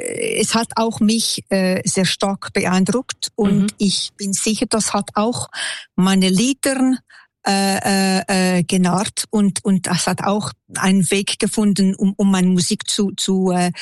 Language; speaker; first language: German; non-native, local second language; French